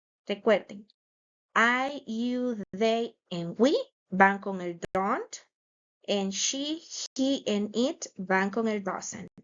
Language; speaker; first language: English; non-native, fluent; Spanish